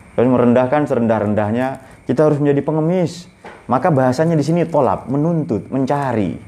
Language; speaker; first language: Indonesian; non-native, local second language; Madurese